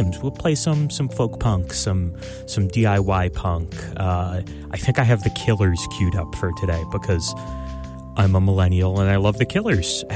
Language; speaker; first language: English; native; English